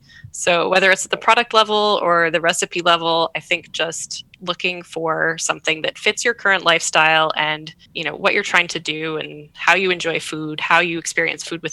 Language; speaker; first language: English; native; English